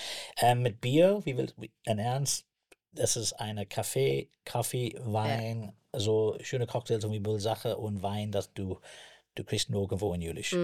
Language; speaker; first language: German; non-native, learner; English